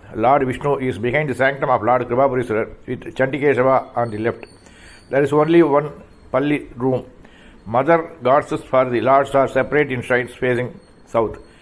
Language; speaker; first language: English; non-native, local second language; Tamil